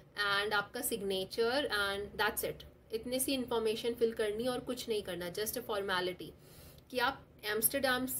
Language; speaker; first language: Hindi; non-native, local second language; Telugu